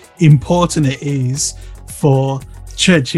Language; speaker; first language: English; native; English